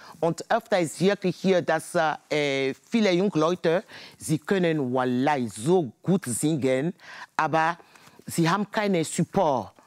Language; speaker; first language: German; non-native, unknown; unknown